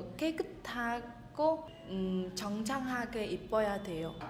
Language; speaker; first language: Korean; non-native, learner; Vietnamese